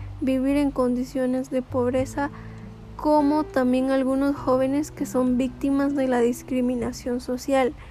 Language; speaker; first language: Spanish; native; Spanish